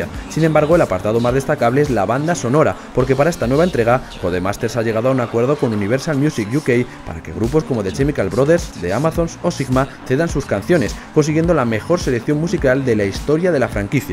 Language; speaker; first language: Spanish; native; Spanish